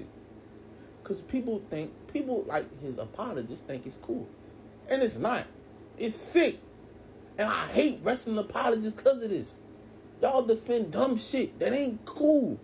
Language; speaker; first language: English; native; English